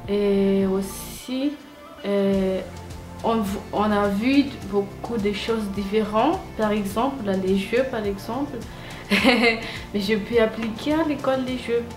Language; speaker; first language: French; non-native, local second language; Malagasy